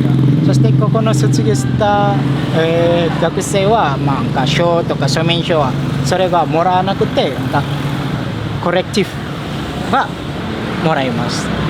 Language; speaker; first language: Japanese; non-native, fluent; Indonesian